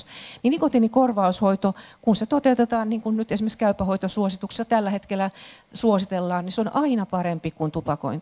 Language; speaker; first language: Finnish; native; Finnish